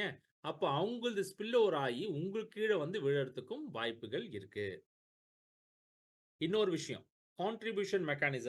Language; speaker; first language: Tamil; native; Tamil